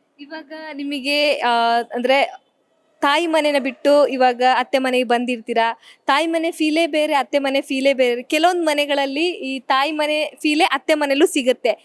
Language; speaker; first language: Kannada; native; Kannada